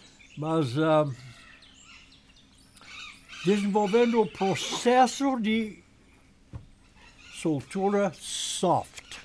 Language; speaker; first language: Portuguese; non-native, learner; English